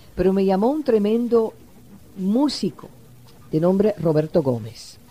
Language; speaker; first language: Spanish; native; Spanish